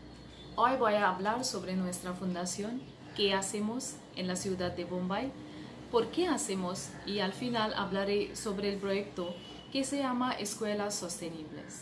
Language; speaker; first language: Spanish; non-native, fluent; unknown